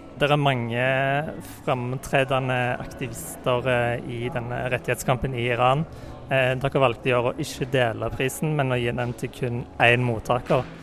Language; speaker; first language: Norwegian; native; Norwegian